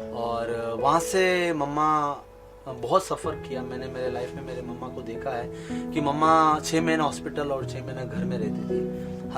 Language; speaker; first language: Hindi; non-native, local second language; Kannada